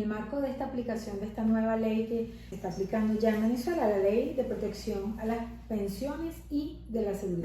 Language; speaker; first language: Spanish; native; Spanish